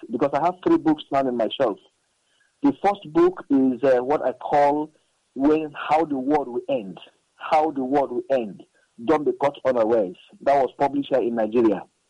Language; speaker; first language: English; non-native, local second language; Igbo